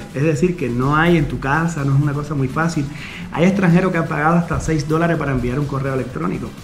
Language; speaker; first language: Spanish; native; Spanish